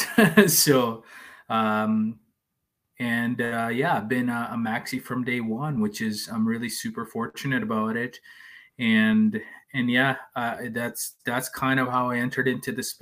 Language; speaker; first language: English; non-native, fluent; Spanish